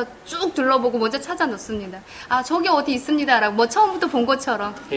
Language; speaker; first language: Korean; native; Korean